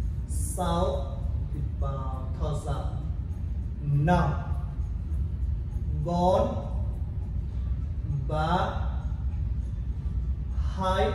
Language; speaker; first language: Vietnamese; non-native, learner; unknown